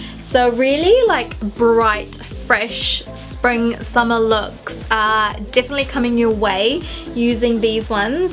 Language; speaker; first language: English; early bilingual, other home language; Sinhala